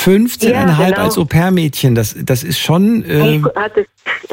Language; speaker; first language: German; native; German